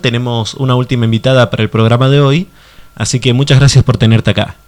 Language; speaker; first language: Spanish; native; Spanish